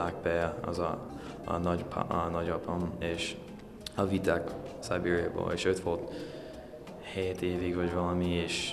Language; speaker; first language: Hungarian; early bilingual, heritage; Hungarian